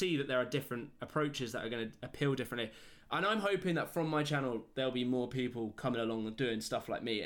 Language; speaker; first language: English; native; English